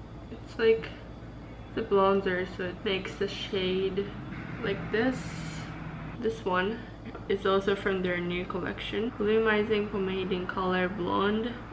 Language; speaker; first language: English; non-native, fluent; Japanese